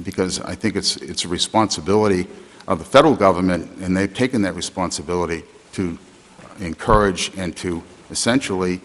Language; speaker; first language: English; native; English